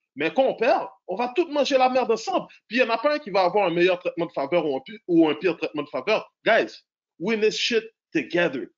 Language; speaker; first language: French; native; French